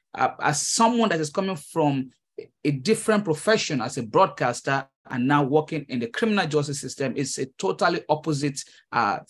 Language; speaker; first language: English; non-native, local second language; Yoruba